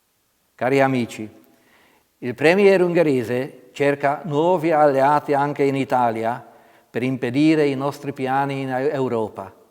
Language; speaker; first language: Italian; non-native, fluent; Hungarian